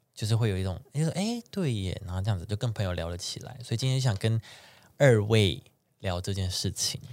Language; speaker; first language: Chinese; native; Chinese